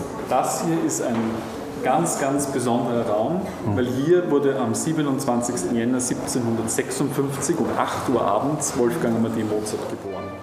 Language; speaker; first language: German; native; German